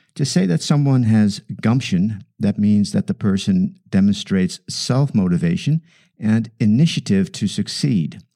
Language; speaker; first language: English; non-native, fluent; Dutch